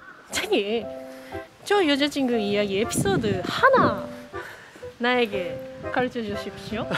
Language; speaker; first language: Korean; non-native, learner; Japanese